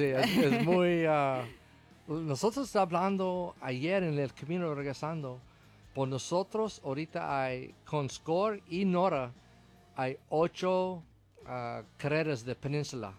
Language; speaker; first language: Spanish; non-native, learner; English